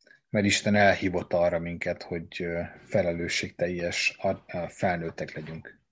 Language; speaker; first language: Hungarian; native; Hungarian